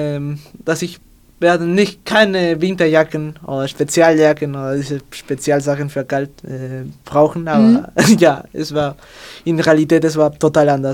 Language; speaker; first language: German; non-native, learner; Spanish